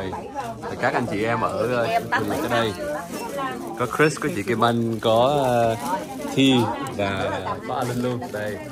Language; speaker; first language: Vietnamese; early bilingual, heritage; Vietnamese